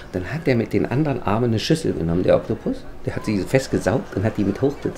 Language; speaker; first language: German; native; German